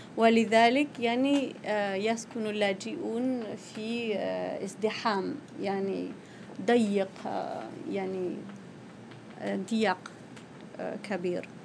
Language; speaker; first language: Arabic; non-native, fluent; Spanish